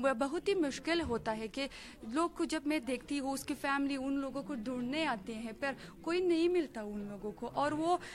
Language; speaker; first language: Urdu; non-native, learner; Persian